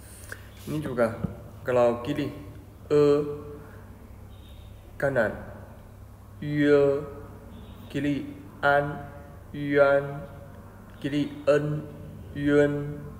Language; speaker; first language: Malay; non-native, fluent; Chinese